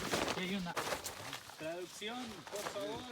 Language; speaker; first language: Spanish; native; Spanish